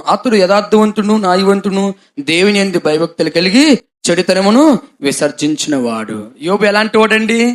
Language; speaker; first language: Telugu; non-native, local second language; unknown